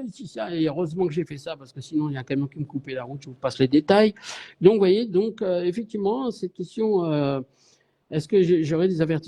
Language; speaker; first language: French; native; French